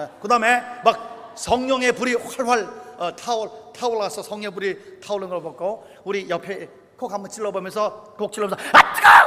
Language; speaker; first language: Korean; native; Korean